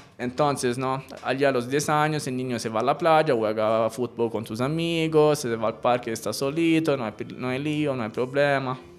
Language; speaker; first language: Spanish; non-native, fluent; Italian